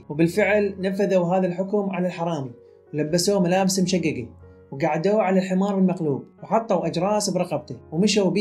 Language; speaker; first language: Arabic; native; Arabic